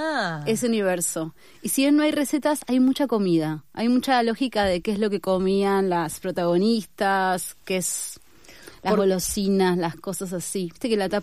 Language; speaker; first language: Spanish; native; Spanish